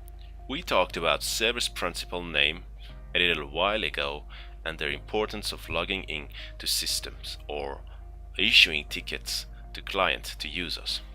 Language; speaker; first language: English; non-native, fluent; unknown